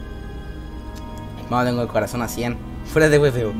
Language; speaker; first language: Spanish; native; Spanish